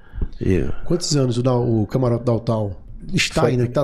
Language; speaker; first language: Portuguese; native; Portuguese